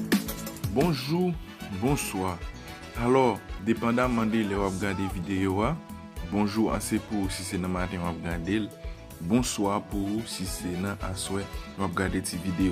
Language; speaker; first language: French; non-native, learner; Haitian Creole